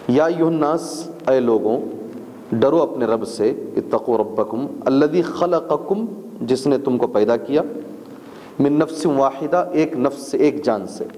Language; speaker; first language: Urdu; native; Urdu